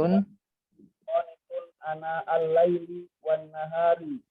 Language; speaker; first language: Arabic; non-native, learner; Indonesian